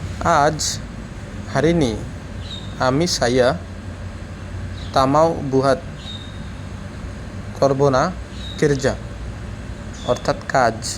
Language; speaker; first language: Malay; non-native, fluent; Bangla